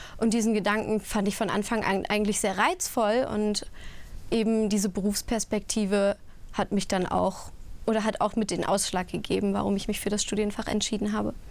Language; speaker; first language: German; native; German